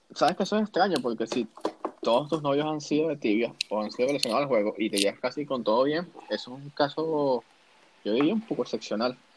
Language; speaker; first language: Spanish; native; Spanish